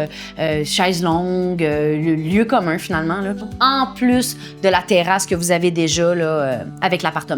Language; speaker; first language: French; native; French